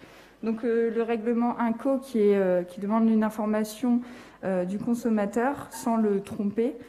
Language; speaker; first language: French; native; French